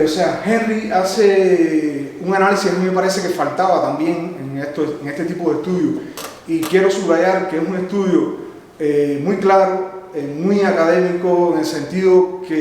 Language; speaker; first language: Spanish; native; Spanish